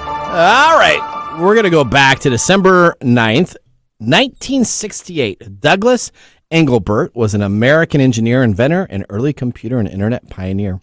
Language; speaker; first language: English; native; English